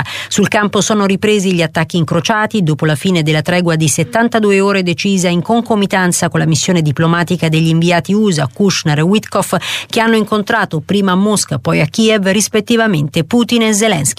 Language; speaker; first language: Italian; native; Italian